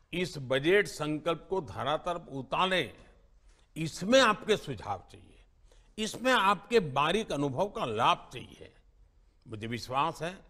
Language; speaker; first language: Hindi; non-native, local second language; Gujarati